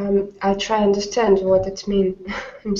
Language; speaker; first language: English; non-native, learner; Russian